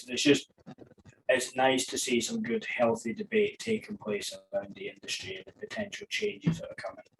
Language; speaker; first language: English; native; English